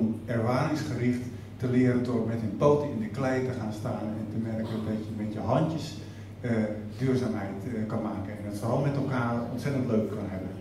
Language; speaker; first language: Dutch; native; Dutch